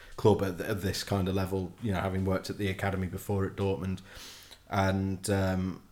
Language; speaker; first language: English; native; English